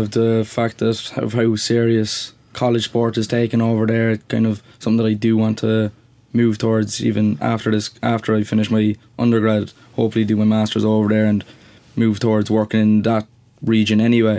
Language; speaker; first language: English; native; English